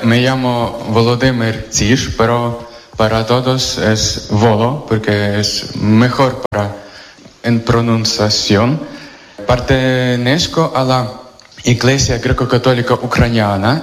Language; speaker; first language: Spanish; non-native, fluent; Ukrainian